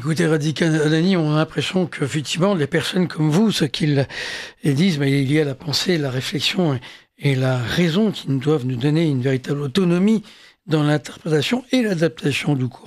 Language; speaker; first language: French; native; French